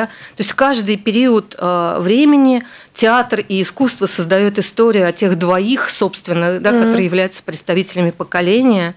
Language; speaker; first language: Russian; native; Russian